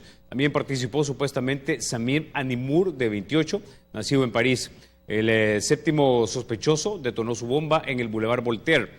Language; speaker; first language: Spanish; native; Spanish